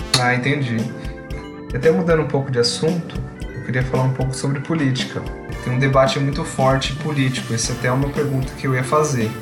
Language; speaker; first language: Portuguese; native; Portuguese